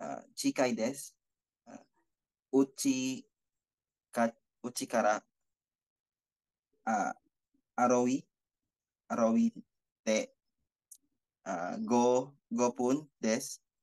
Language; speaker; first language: Japanese; non-native, learner; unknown